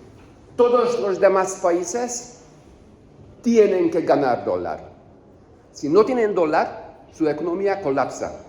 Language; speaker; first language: Spanish; non-native, learner; Hungarian